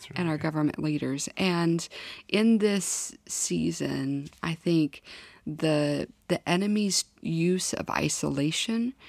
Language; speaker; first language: English; native; English